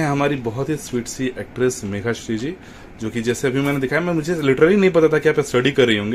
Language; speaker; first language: Hindi; native; Hindi